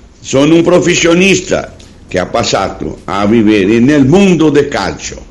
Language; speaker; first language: Italian; non-native, learner; Portuguese